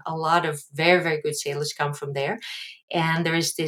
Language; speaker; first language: English; non-native, fluent; Dutch